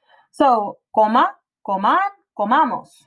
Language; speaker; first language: Spanish; non-native, fluent; English